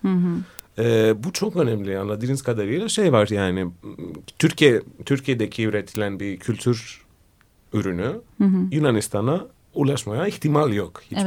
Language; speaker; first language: Turkish; non-native, fluent; Greek